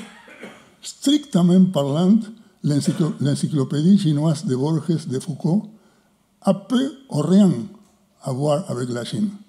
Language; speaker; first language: French; non-native, fluent; Spanish